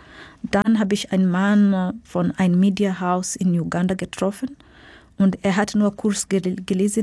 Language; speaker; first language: German; non-native, learner; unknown